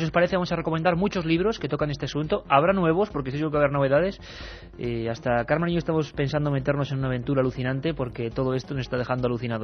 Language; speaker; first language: Spanish; native; Spanish